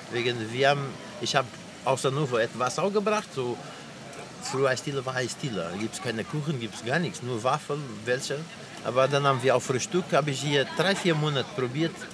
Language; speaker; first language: German; non-native, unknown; Portuguese